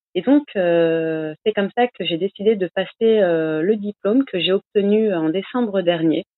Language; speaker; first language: French; native; French